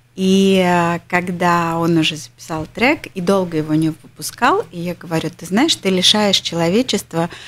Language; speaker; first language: Russian; native; Russian